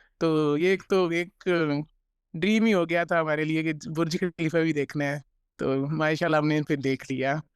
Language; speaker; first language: Urdu; non-native, local second language; Punjabi